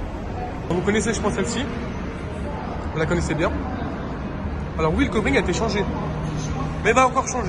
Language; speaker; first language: French; native; French